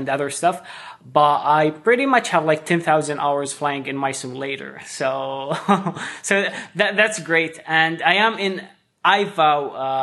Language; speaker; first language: English; non-native, fluent; Arabic